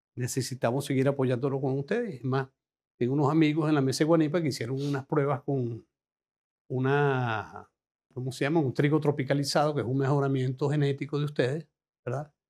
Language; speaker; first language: Spanish; native; Spanish